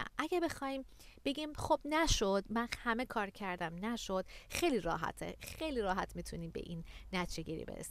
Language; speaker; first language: Persian; native; Persian